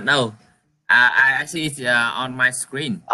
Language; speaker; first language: English; non-native, learner; Vietnamese